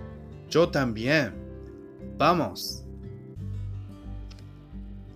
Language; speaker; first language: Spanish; non-native, fluent; Japanese